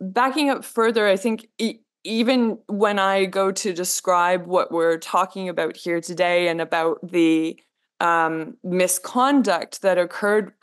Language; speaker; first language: English; native; English